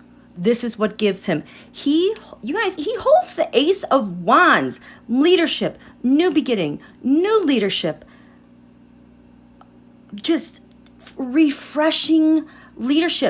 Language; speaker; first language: English; native; English